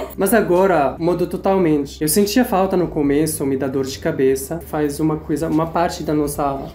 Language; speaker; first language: Portuguese; non-native, fluent; Arabic